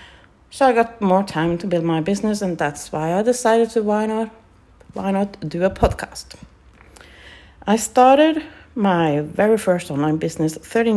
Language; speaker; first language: English; non-native, fluent; Norwegian